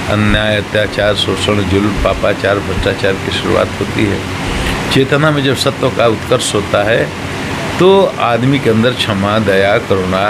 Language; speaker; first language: Hindi; native; Hindi